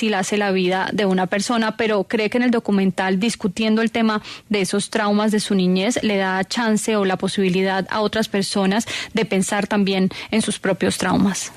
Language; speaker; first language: Spanish; native; Spanish